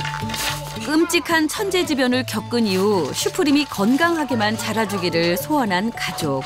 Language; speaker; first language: Korean; native; Korean